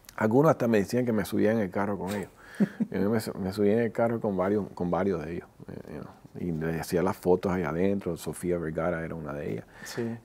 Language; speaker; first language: Spanish; early bilingual, heritage; Spanish